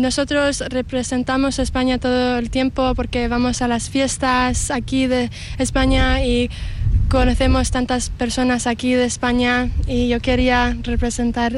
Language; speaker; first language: Spanish; early bilingual, heritage; English